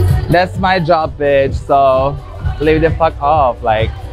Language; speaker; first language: English; non-native, learner; Turkish